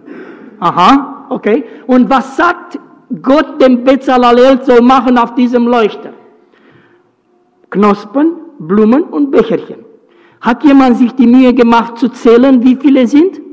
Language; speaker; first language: German; non-native, fluent; Romanian